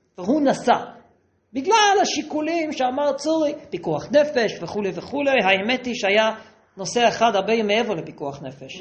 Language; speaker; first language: Hebrew; native; Hebrew